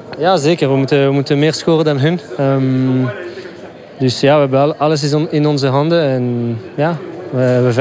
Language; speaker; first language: Dutch; non-native, local second language; French